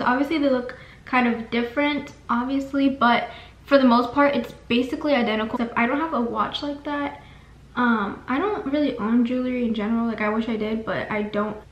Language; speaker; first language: English; early bilingual, other home language; Spanish